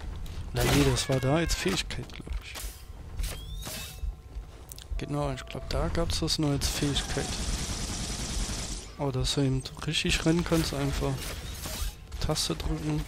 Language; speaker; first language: German; native; German